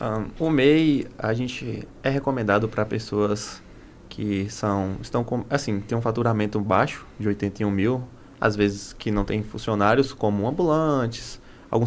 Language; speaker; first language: Portuguese; native; Portuguese